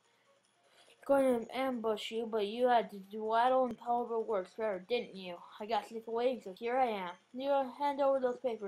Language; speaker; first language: English; native; English